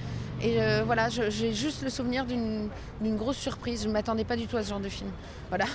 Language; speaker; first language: French; native; French